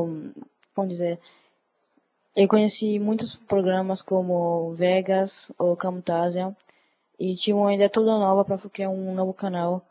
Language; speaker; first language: Portuguese; early bilingual, other home language; Italian